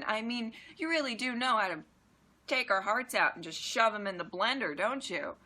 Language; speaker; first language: English; native; English